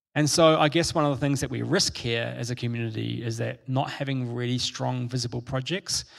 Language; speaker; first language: English; native; English